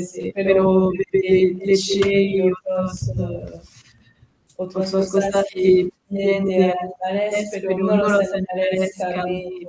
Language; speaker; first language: Spanish; non-native, learner; French